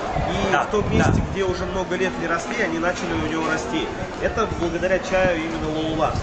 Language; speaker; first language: Russian; native; Russian